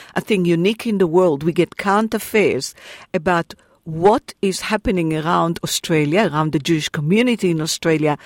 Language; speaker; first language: English; non-native, fluent; Hebrew